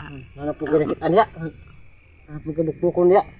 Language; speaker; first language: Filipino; non-native, local second language; Cebuano